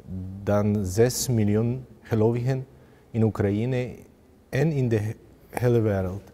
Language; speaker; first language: Dutch; non-native, fluent; Ukrainian